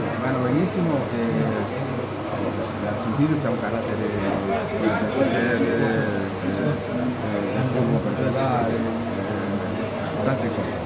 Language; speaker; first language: Italian; non-native, fluent; Spanish